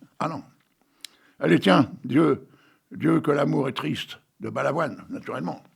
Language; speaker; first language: French; native; French